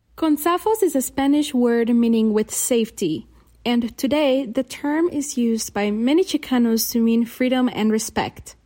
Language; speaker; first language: English; early bilingual, other home language; Spanish